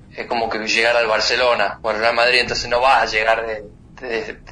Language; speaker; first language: Spanish; native; Spanish